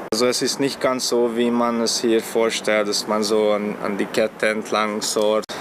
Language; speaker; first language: German; non-native, fluent; Hungarian